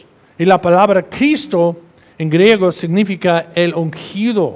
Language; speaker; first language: Spanish; non-native, fluent; English